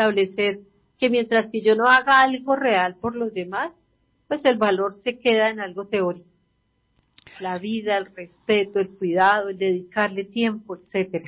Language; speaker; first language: Spanish; native; Spanish